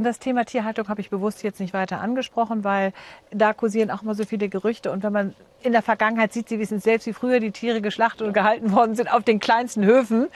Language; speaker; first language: German; native; German